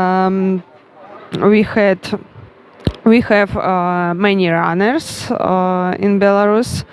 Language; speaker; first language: English; non-native, learner; Russian